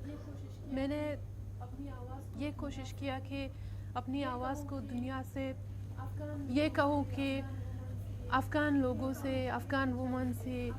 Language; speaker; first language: Hindi; non-native, learner; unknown